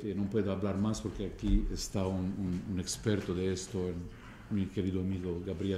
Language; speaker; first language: Spanish; non-native, fluent; Arabic